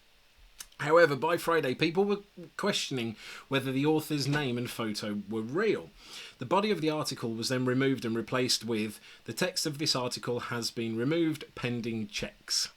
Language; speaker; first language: English; native; English